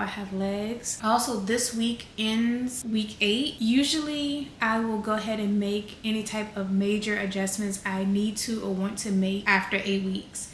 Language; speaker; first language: English; native; English